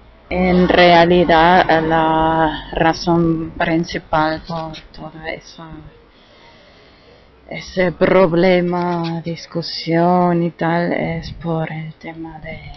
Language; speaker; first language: Spanish; non-native, fluent; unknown